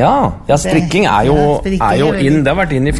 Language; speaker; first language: Norwegian; native; Norwegian